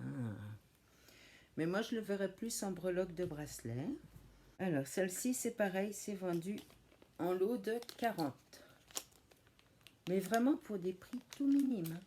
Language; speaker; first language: French; native; French